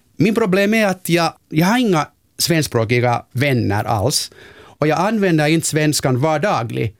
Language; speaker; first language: Swedish; non-native, local second language; Finnish